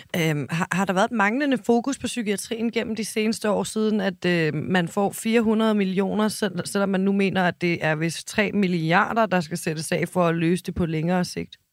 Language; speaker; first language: Danish; native; Danish